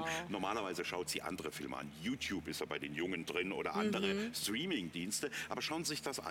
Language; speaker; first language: German; native; German